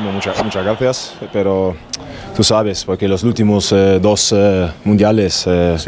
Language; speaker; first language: Spanish; non-native, learner; German